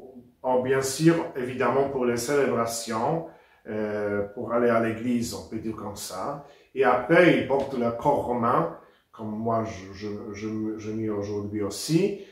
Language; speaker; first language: French; non-native, fluent; Polish